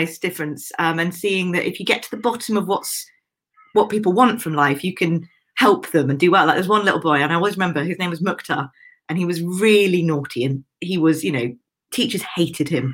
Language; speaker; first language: English; native; English